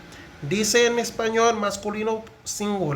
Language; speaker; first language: Spanish; non-native, fluent; Haitian Creole